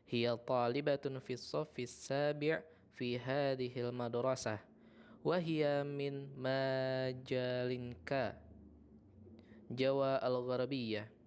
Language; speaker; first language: Arabic; non-native, fluent; Indonesian